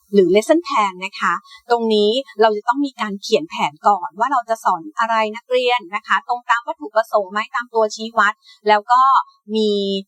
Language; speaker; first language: Thai; native; Thai